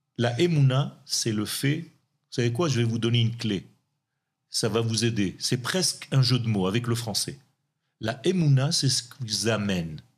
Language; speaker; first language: French; non-native, local second language; Hebrew